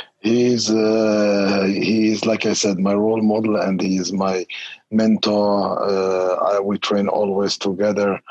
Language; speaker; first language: English; non-native, fluent; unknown